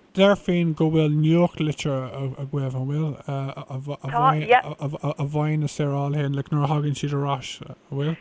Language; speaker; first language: Irish; non-native, local second language; English